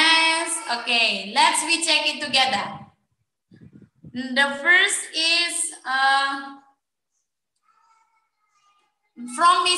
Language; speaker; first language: English; non-native, fluent; Indonesian